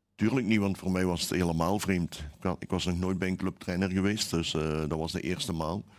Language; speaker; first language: Dutch; native; Dutch